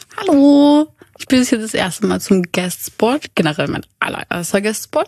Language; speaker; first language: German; native; German